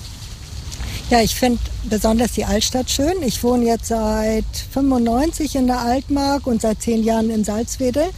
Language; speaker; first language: German; native; German